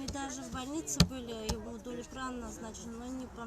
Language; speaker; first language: Russian; non-native, fluent; Armenian